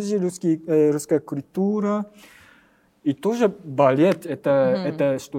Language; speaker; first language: Russian; non-native, learner; Japanese